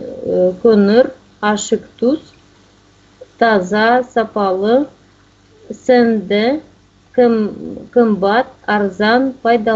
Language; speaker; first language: Kazakh; non-native, learner; Russian